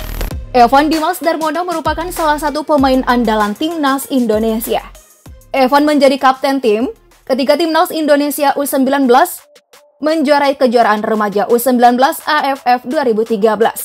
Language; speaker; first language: Indonesian; native; Indonesian